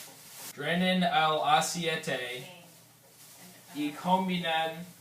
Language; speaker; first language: Spanish; non-native, learner; English